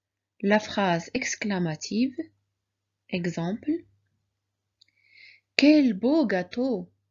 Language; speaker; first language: French; non-native, local second language; Arabic